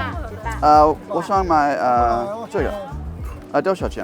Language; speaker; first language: Chinese; non-native, learner; English